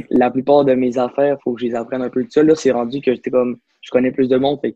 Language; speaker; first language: French; native; French